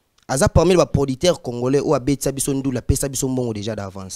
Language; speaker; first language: French; non-native, local second language; Lingala